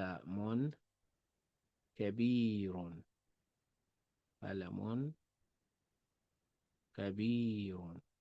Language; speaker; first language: Arabic; non-native, fluent; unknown